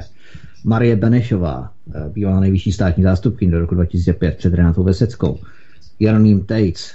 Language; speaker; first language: Czech; native; Czech